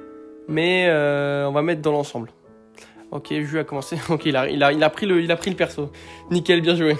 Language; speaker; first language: French; native; French